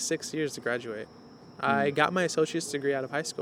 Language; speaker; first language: English; native; English